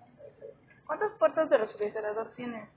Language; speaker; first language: Spanish; native; Spanish